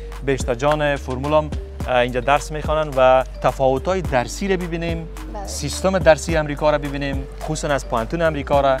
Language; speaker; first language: Persian; native; Persian